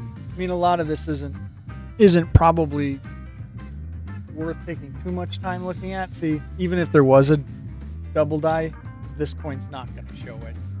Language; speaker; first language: English; native; English